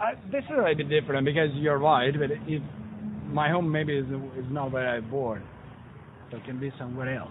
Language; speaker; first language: English; non-native, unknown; Italian